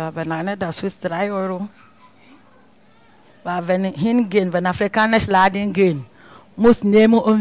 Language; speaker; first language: German; non-native, learner; Akan